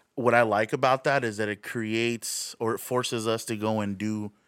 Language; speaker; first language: English; native; English